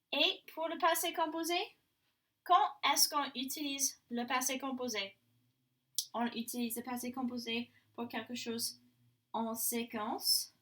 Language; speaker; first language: French; non-native, fluent; English